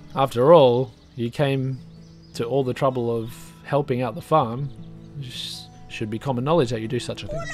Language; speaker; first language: English; native; English